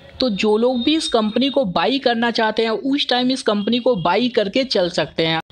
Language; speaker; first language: Hindi; native; Hindi